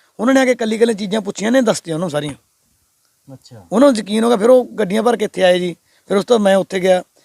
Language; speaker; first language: Punjabi; native; Punjabi